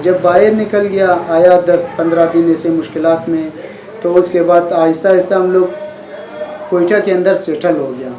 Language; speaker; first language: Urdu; non-native, learner; Persian